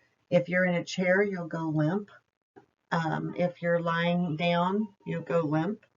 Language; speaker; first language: English; native; English